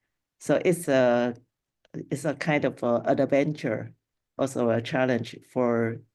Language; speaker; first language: English; non-native, local second language; Chinese